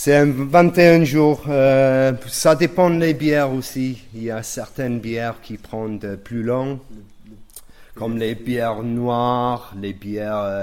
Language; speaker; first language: French; non-native, fluent; English